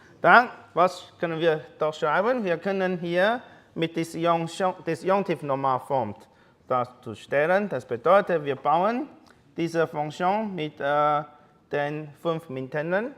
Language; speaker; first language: German; non-native, learner; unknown